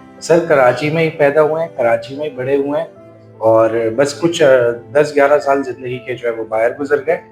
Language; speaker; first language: Urdu; native; Urdu